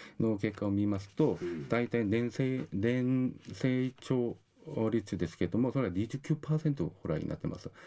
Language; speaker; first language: Japanese; non-native, fluent; Korean